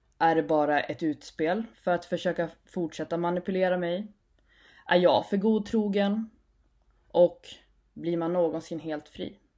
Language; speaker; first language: Swedish; native; Swedish